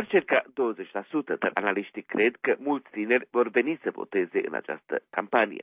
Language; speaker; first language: Romanian; native; Romanian